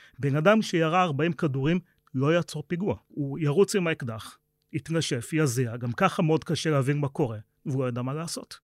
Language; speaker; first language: Hebrew; native; Hebrew